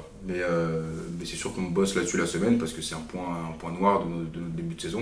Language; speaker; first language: French; native; French